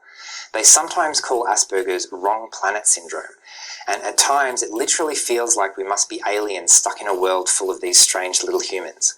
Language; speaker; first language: English; native; English